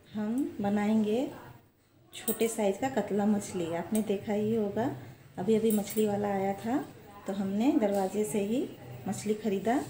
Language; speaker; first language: Hindi; non-native, local second language; Bangla